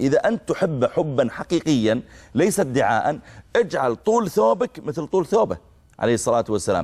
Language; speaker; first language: Arabic; native; Arabic